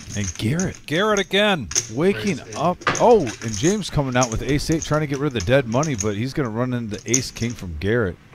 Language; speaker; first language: English; native; English